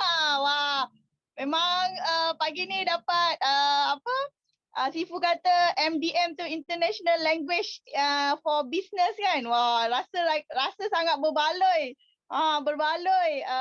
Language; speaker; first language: Malay; native; Malay